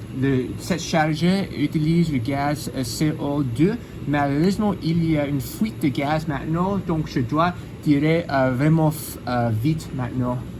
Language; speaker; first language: French; non-native, learner; English